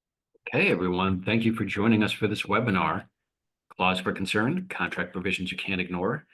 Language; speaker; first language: English; native; English